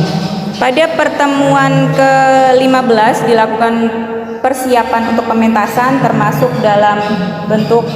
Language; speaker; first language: Indonesian; native; Indonesian